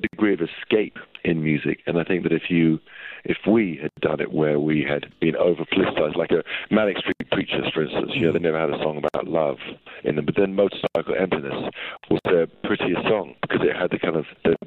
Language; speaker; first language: English; native; English